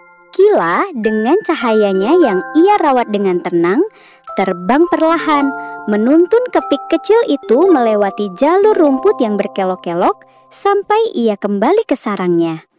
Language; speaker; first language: Indonesian; native; Indonesian